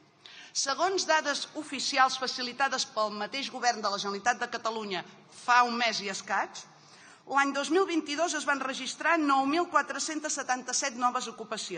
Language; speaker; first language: Catalan; native; Catalan